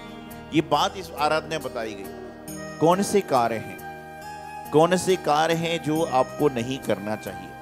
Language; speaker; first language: Hindi; native; Hindi